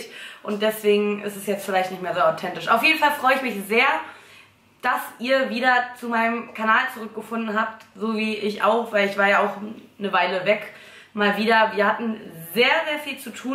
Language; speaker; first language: German; native; German